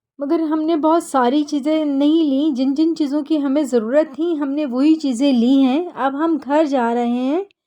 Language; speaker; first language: Urdu; native; Urdu